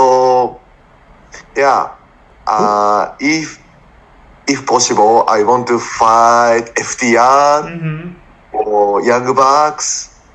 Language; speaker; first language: English; non-native, learner; Japanese